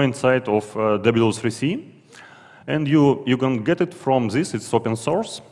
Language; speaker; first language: English; non-native, fluent; Russian